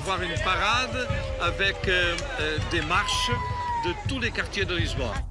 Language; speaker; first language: French; non-native, fluent; Portuguese